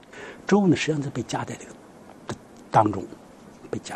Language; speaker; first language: Chinese; native; Chinese